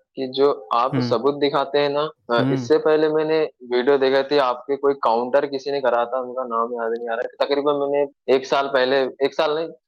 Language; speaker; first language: Hindi; native; Hindi